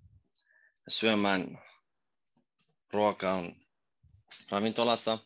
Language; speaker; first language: Finnish; non-native, learner; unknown